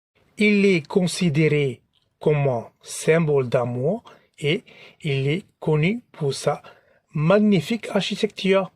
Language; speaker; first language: French; non-native, fluent; Tamil